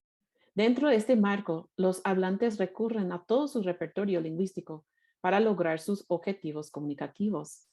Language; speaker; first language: Spanish; non-native, fluent; English